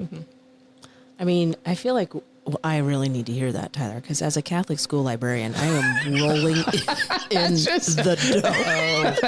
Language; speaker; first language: English; native; English